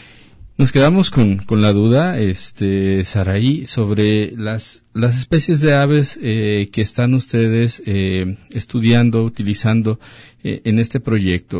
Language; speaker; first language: Spanish; native; Spanish